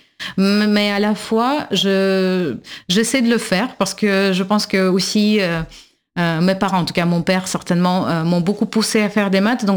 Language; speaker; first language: French; non-native, fluent; Russian